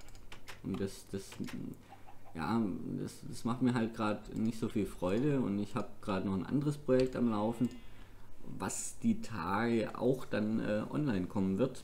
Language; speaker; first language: German; native; German